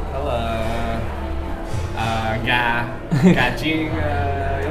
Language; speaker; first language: Vietnamese; early bilingual, heritage; English